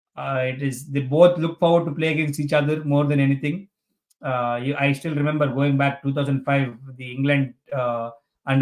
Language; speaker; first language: English; non-native, local second language; Hindi